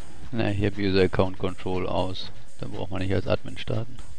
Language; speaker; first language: German; native; German